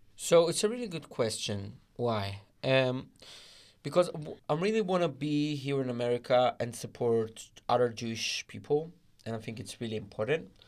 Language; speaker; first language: English; non-native, learner; Hebrew